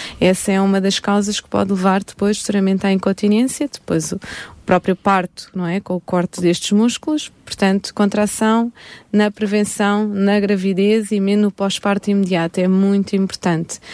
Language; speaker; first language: Portuguese; native; Portuguese